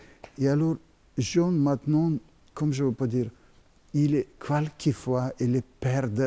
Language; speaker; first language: French; non-native, learner; Russian